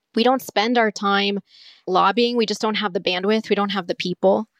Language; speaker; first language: English; native; English